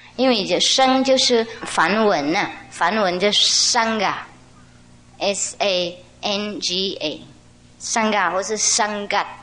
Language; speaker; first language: Chinese; non-native, fluent; Vietnamese